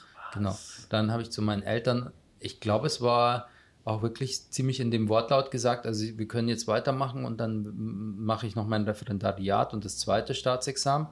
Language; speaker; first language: German; native; German